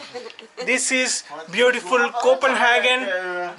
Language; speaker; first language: English; non-native, local second language; Telugu